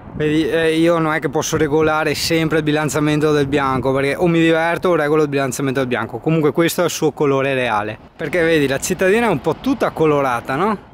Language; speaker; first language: Italian; native; Italian